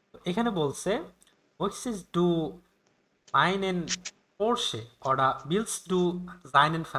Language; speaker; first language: German; non-native, fluent; Bangla